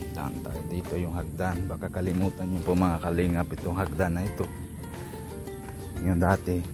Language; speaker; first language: Filipino; non-native, local second language; Bikol